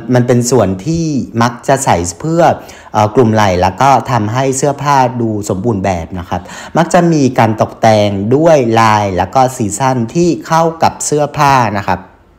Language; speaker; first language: Thai; non-native, fluent; Vietnamese